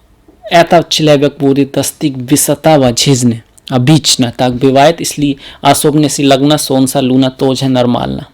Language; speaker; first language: Russian; non-native, learner; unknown